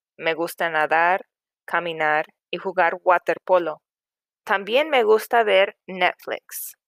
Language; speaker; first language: Spanish; non-native, fluent; English